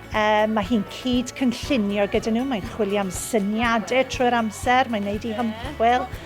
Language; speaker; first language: Welsh; non-native, local second language; English